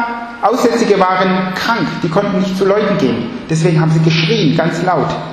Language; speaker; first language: German; non-native, fluent; Chinese